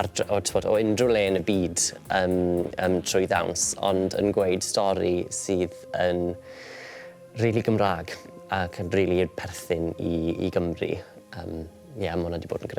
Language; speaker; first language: Welsh; native; Welsh